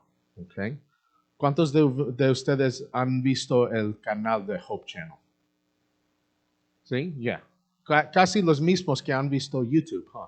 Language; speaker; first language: Spanish; early bilingual, heritage; Spanish